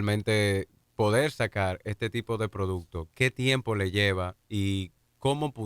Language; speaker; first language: Spanish; native; Spanish